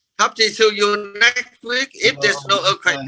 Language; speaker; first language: English; non-native, fluent; Vietnamese